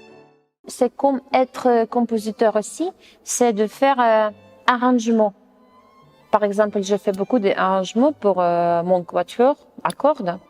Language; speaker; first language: French; non-native, fluent; Russian